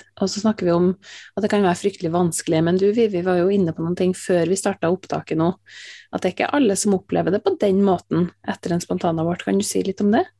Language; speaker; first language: Norwegian; native; Norwegian